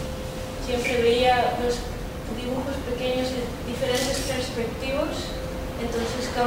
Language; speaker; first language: Spanish; non-native, fluent; Dutch